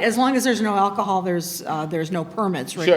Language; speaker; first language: English; native; English